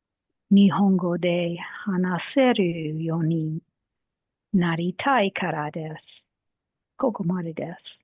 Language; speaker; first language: Japanese; non-native, learner; English